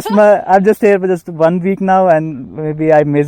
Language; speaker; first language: English; non-native, local second language; Hindi